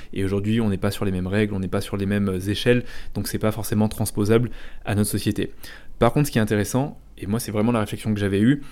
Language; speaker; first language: French; native; French